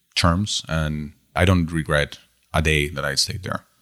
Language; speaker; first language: English; non-native, fluent; Spanish